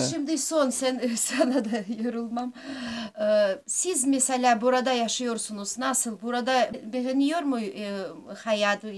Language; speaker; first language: Turkish; non-native, learner; Russian